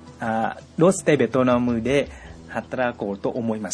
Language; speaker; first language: Japanese; non-native, learner; Vietnamese